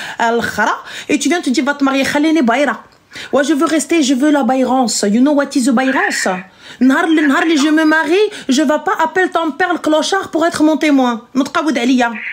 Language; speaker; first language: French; early bilingual, other home language; Arabic